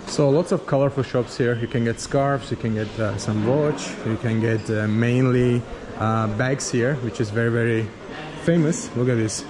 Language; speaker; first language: English; non-native, fluent; Azerbaijani